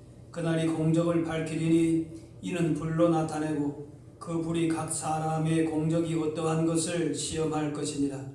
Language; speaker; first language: Korean; native; Korean